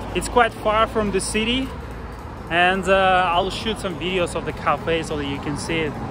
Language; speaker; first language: English; non-native, fluent; Russian